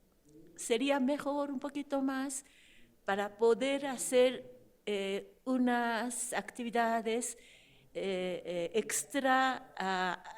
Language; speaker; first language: Spanish; non-native, fluent; Japanese